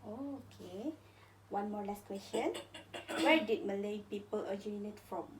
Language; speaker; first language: English; non-native, local second language; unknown